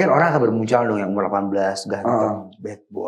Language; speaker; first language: Indonesian; native; Indonesian